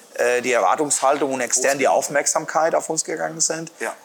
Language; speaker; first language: German; non-native, fluent; Spanish